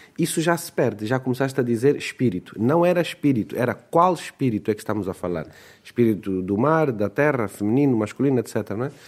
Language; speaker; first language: Portuguese; native; Portuguese